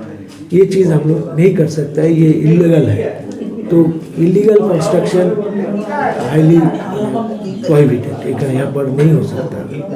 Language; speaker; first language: Hindi; non-native, local second language; Bangla